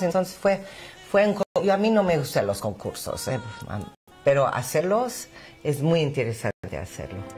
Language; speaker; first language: Spanish; non-native, fluent; English